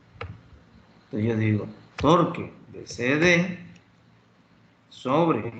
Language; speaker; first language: Spanish; native; Spanish